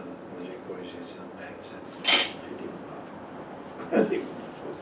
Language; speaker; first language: French; non-native, fluent; English